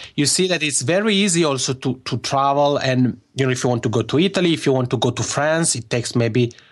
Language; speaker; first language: English; non-native, fluent; Italian